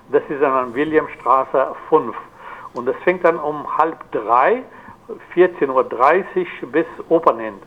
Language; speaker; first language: German; non-native, fluent; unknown